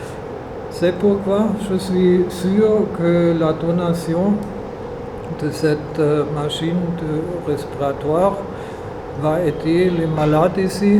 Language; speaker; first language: French; non-native, learner; German